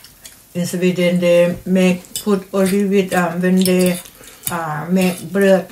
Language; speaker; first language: English; non-native, learner; Thai